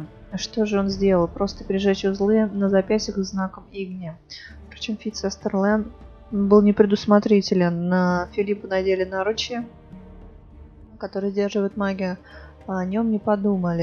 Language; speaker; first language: Russian; native; Russian